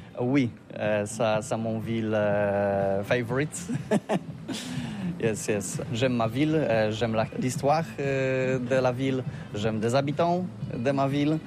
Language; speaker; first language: French; non-native, learner; Polish